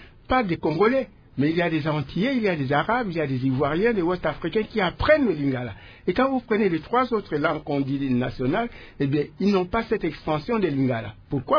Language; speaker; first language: French; non-native, local second language; Lingala